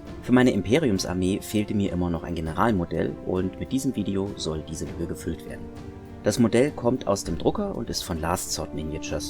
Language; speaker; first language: German; native; German